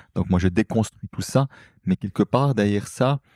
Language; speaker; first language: French; native; French